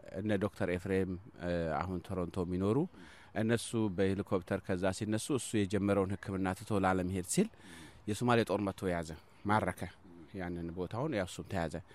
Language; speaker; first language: Amharic; non-native, local second language; Somali